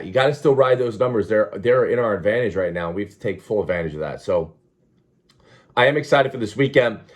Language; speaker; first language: English; native; English